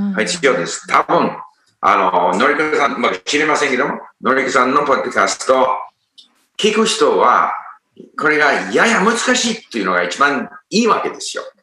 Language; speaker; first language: Japanese; non-native, fluent; English